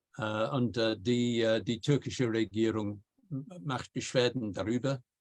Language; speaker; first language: German; non-native, fluent; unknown